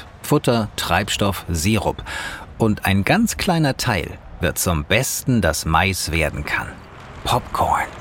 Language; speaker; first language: German; native; German